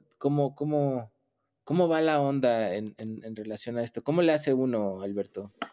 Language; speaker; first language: Spanish; native; Spanish